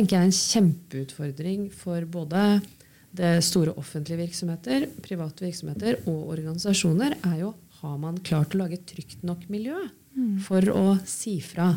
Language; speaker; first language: Norwegian; native; Norwegian